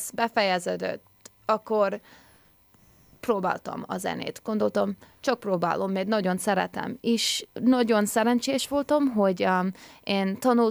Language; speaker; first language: Hungarian; early bilingual, heritage; Hungarian